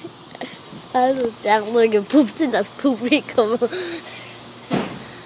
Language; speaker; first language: German; non-native, learner; French